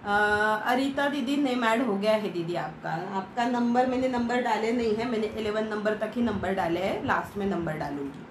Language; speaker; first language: Hindi; non-native, local second language; Marathi